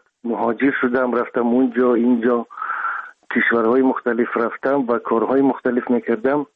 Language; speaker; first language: Persian; non-native, local second language; Russian